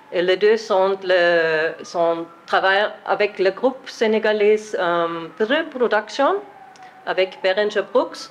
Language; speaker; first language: French; non-native, learner; German